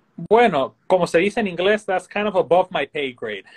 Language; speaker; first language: Spanish; early bilingual, heritage; Spanish